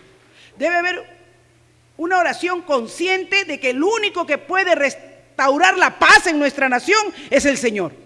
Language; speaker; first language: Spanish; native; Spanish